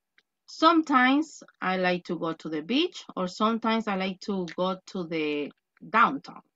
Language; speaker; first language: English; non-native, fluent; Spanish